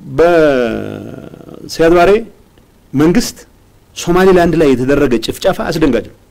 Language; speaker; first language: Amharic; non-native, local second language; Tigrinya